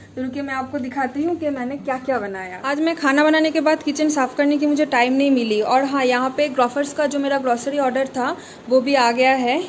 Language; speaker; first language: Hindi; non-native, local second language; Bangla